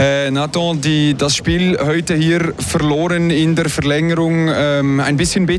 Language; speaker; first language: German; native; German